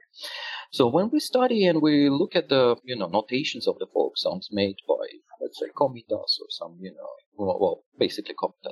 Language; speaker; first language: English; non-native, fluent; Russian